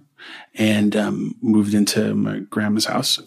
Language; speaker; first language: English; native; English